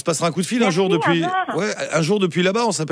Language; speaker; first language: French; native; French